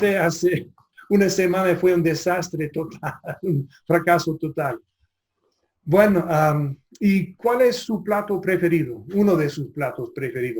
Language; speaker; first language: Spanish; non-native, fluent; English